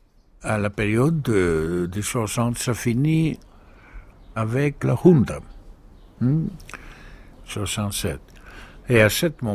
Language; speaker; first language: French; non-native, learner; Greek